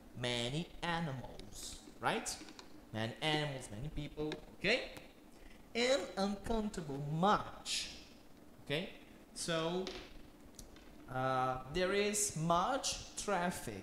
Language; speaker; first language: English; non-native, fluent; Portuguese